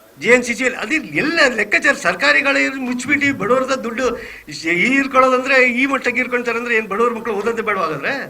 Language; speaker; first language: Kannada; non-native, local second language; Urdu